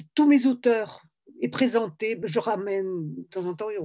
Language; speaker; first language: French; native; French